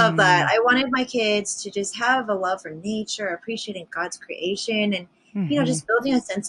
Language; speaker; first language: English; native; English